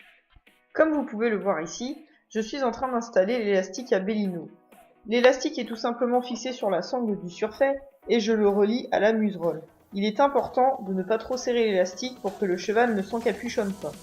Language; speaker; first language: French; native; French